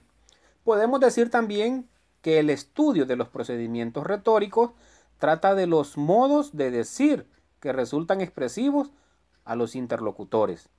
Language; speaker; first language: Spanish; native; Spanish